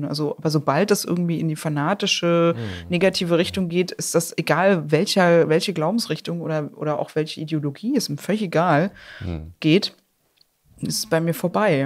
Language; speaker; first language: German; native; German